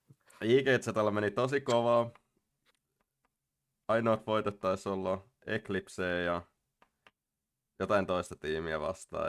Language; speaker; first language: Finnish; native; Finnish